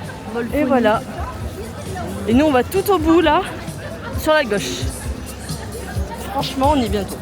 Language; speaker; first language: French; native; French